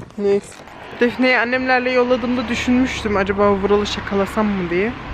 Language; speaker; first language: Turkish; early bilingual, heritage; Turkish